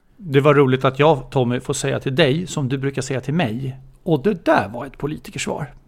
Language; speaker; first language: Swedish; native; Swedish